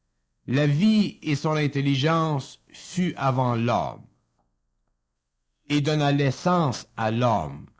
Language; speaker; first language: French; native; French